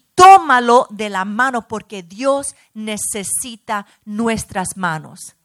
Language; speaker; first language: Spanish; early bilingual, heritage; Spanish